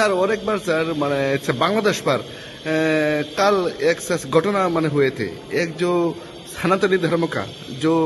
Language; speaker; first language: Hindi; non-native, local second language; Bangla